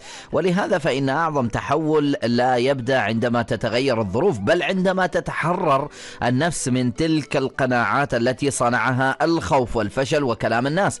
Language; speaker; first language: Arabic; native; Arabic